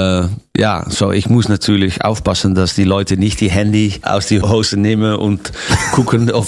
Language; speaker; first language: German; non-native, fluent; Dutch